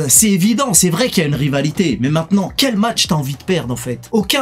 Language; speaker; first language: French; native; French